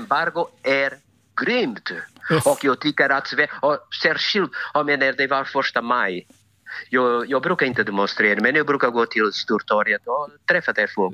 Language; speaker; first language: Swedish; non-native, fluent; Spanish